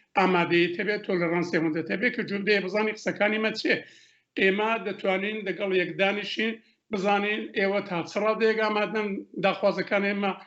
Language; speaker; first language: Central Kurdish; native; Central Kurdish